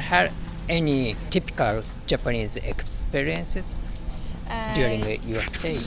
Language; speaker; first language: English; non-native, learner; Japanese